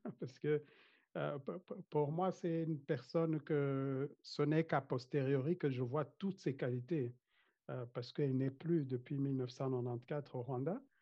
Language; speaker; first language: French; non-native, fluent; Kinyarwanda